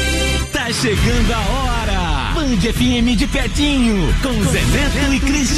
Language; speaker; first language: Portuguese; native; Portuguese